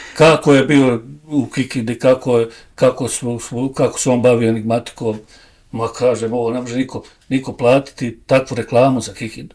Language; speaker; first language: Bosnian; native; Bosnian